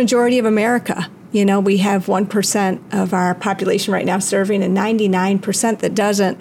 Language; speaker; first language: English; native; English